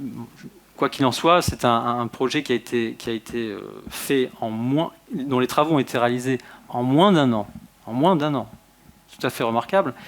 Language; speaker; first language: French; native; French